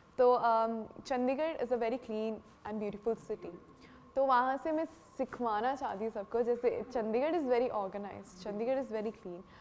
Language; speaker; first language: Hindi; non-native, local second language; Punjabi